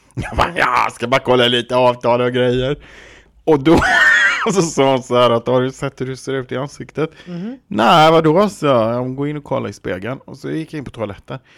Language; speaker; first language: Swedish; native; Swedish